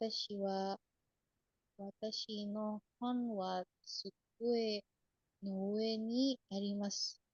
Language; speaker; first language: Japanese; non-native, learner; Indonesian